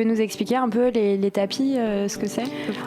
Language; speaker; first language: French; native; French